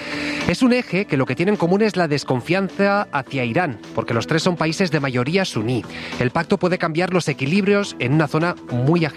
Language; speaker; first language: Spanish; native; Spanish